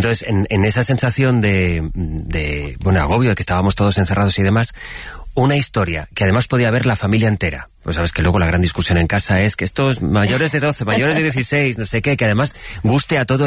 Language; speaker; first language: Spanish; native; Spanish